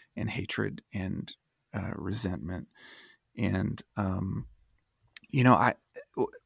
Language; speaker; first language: English; native; English